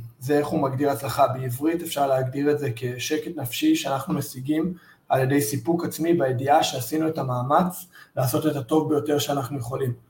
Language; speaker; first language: Hebrew; early bilingual, heritage; Hebrew